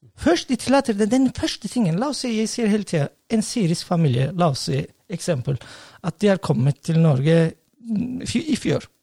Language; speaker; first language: Norwegian; non-native, fluent; Turkish